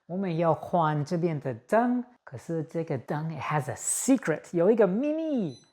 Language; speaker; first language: Chinese; non-native, fluent; English